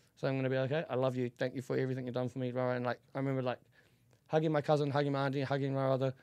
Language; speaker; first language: English; native; English